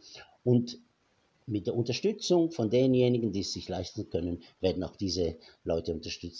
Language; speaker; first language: German; non-native, fluent; Arabic